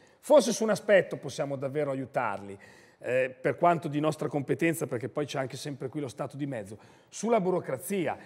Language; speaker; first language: Italian; native; Italian